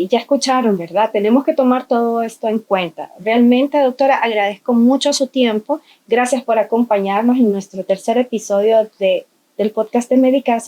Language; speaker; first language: Spanish; native; Spanish